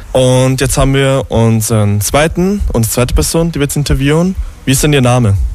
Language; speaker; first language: German; native; German